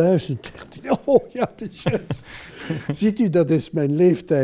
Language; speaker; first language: Dutch; non-native, local second language; French